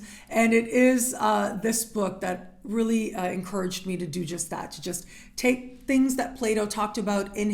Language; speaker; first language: English; native; English